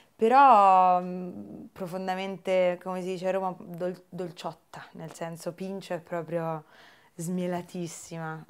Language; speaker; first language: Italian; native; Italian